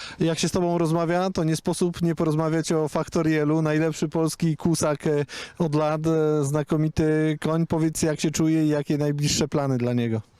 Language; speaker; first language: Polish; native; Polish